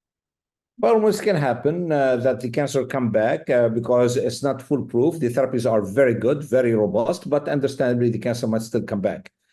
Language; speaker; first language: English; non-native, fluent; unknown